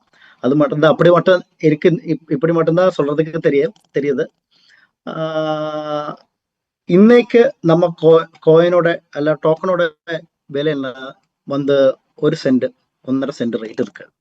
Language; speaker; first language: Tamil; non-native, learner; Malayalam